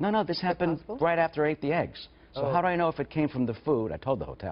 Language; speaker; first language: English; native; English